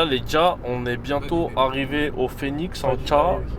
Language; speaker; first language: French; native; French